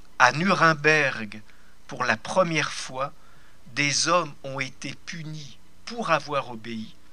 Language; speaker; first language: French; native; French